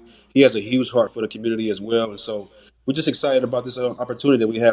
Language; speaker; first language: English; native; English